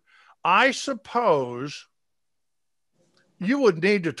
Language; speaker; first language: English; native; English